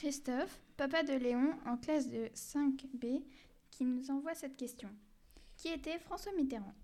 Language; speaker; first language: French; native; French